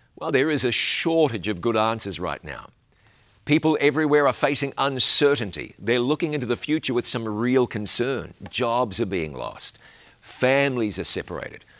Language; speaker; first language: English; native; English